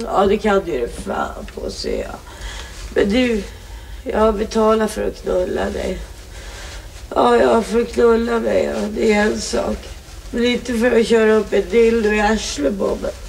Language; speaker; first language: Swedish; native; Swedish